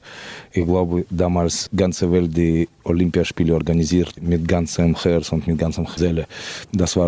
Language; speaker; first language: German; non-native, fluent; Russian